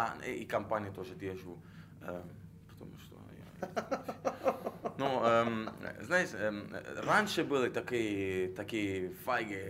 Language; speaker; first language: Russian; non-native, learner; Italian